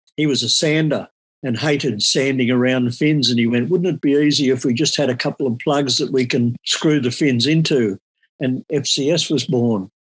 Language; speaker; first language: English; native; English